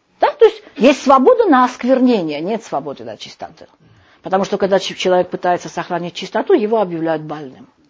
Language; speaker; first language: Russian; non-native, local second language; Armenian